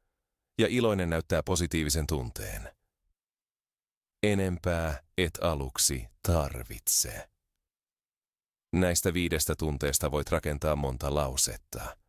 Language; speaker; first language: Finnish; non-native, fluent; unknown